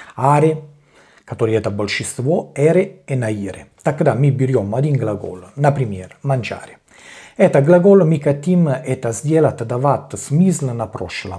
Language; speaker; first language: Russian; non-native, learner; Italian